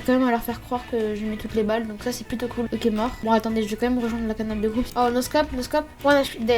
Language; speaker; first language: French; native; French